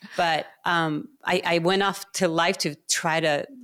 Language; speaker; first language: English; non-native, fluent; Spanish